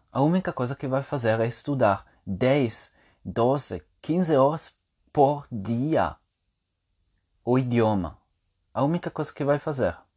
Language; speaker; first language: Portuguese; non-native, fluent; Italian